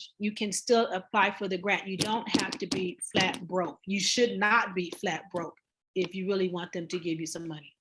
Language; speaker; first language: English; native; English